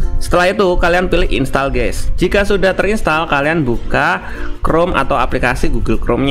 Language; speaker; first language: Indonesian; native; Indonesian